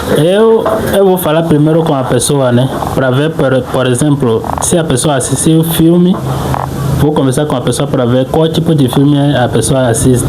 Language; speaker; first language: Portuguese; non-native, fluent; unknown